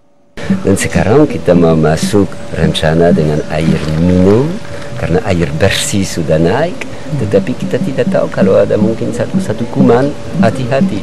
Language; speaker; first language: Indonesian; non-native, learner; French